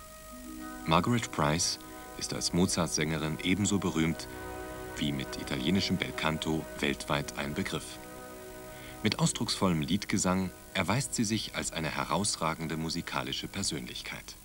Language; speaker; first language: German; native; German